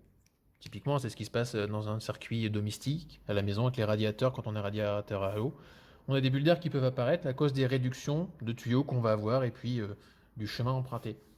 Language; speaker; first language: French; native; French